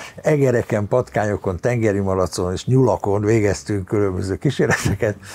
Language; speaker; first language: Hungarian; native; Hungarian